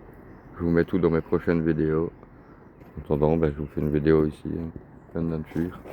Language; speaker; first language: French; native; French